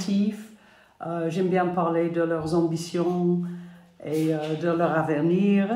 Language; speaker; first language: French; non-native, fluent; English